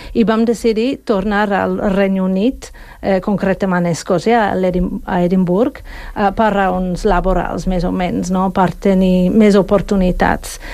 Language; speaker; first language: Catalan; non-native, fluent; English